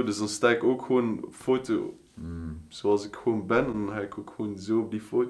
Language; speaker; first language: Dutch; native; Dutch